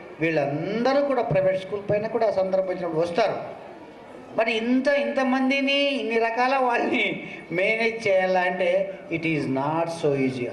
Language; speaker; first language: Telugu; non-native, local second language; Kannada